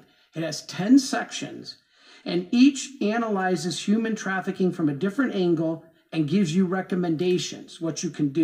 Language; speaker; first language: English; native; English